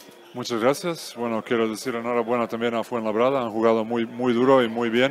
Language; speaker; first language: Spanish; non-native, fluent; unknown